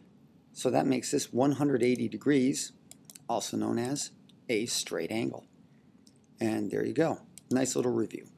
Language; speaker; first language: English; native; English